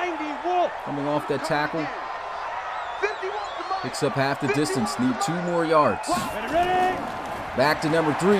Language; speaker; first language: English; native; English